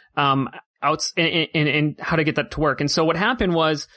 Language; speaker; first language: English; native; English